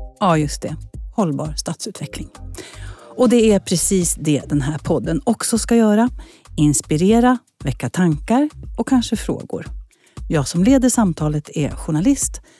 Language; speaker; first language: Swedish; native; Swedish